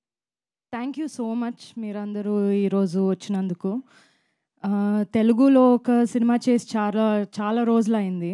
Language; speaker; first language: Telugu; non-native, local second language; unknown